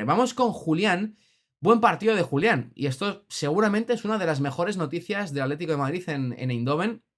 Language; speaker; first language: Spanish; native; Spanish